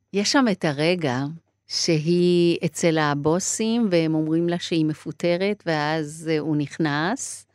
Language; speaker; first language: Hebrew; early bilingual, other home language; Persian